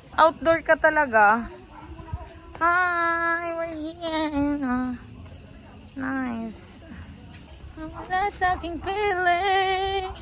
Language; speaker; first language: Filipino; native; Filipino